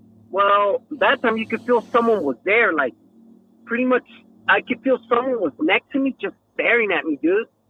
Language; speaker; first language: English; early bilingual, other home language; Spanish